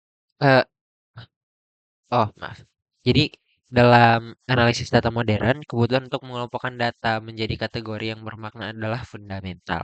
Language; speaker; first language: Indonesian; native; Indonesian